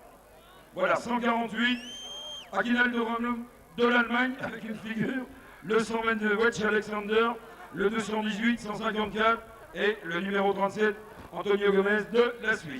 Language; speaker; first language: French; native; French